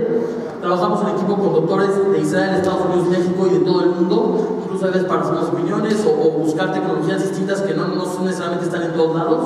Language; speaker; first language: Spanish; native; Spanish